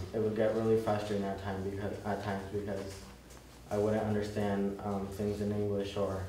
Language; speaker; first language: English; early bilingual, other home language; Spanish